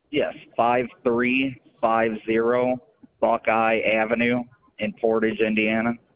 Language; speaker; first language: English; native; English